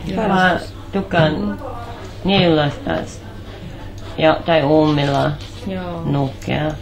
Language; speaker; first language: Finnish; non-native, learner; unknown